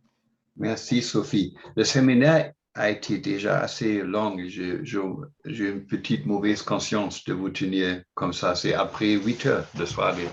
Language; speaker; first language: French; non-native, fluent; English